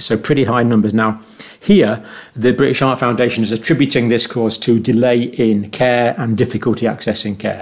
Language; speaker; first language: English; native; English